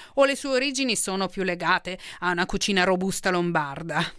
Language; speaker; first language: Italian; native; Italian